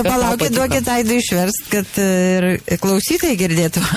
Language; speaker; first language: Lithuanian; native; Lithuanian